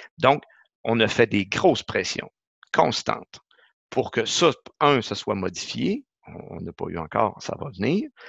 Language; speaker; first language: French; native; French